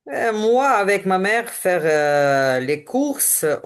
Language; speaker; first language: French; non-native, learner; Ukrainian